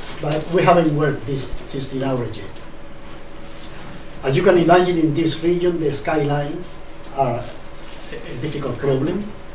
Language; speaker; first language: English; non-native, fluent; Spanish